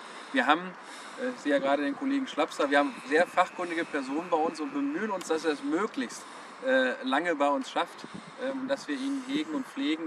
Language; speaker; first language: German; native; German